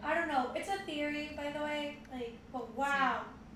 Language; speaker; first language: English; non-native, fluent; Spanish